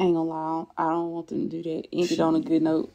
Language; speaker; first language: English; native; English